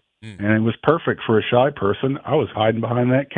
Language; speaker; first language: English; native; English